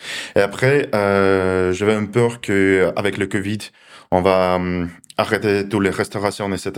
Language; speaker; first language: French; non-native, learner; Russian